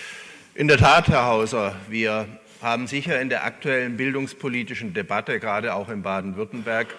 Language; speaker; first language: German; native; German